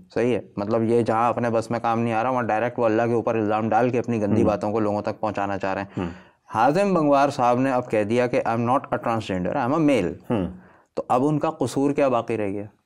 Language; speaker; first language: Urdu; native; Urdu